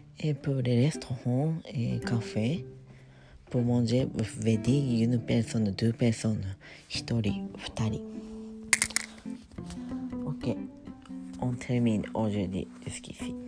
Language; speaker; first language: French; non-native, fluent; Japanese